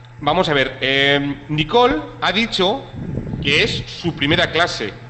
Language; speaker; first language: Spanish; native; Spanish